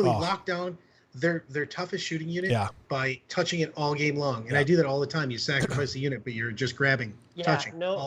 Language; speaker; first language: English; native; English